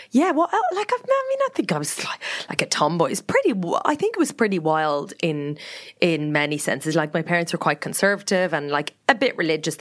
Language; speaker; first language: English; native; English